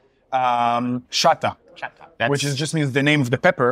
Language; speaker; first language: English; non-native, fluent; Hebrew